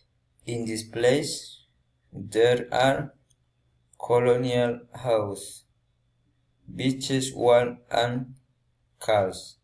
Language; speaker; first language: English; non-native, learner; Spanish